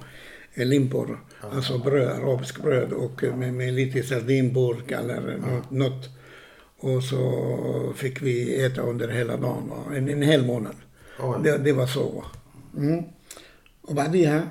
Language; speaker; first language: Swedish; non-native, fluent; Arabic